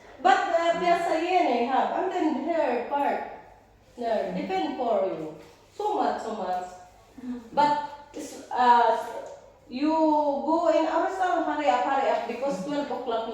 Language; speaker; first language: English; non-native, local second language; Filipino